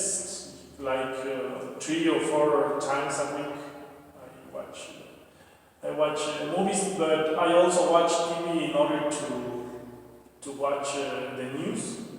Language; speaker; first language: English; non-native, learner; Spanish